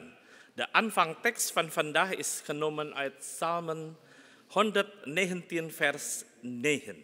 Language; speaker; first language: Dutch; non-native, fluent; Indonesian